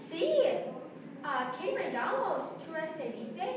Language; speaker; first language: Spanish; non-native, learner; English